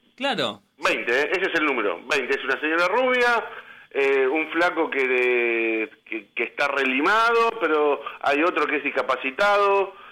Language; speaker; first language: Spanish; native; Spanish